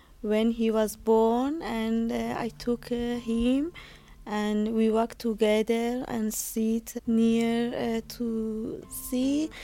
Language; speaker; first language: English; non-native, learner; Persian